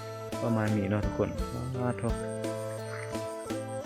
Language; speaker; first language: Thai; non-native, local second language; Northeastern Thai